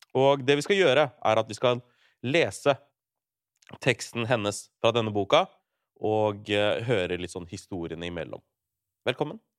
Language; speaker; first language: Norwegian; early bilingual, other home language; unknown